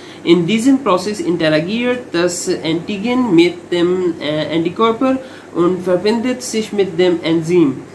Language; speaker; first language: German; non-native, learner; Urdu